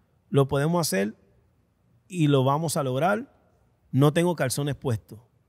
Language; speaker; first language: Spanish; early bilingual, heritage; Spanish